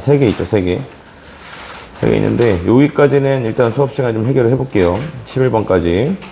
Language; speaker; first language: Korean; native; Korean